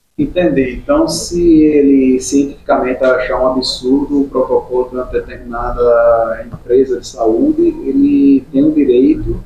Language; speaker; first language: Portuguese; native; Portuguese